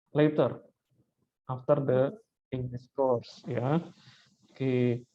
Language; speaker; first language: English; non-native, fluent; Indonesian